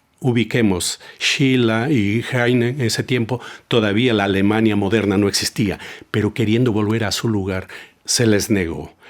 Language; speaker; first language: Spanish; native; Spanish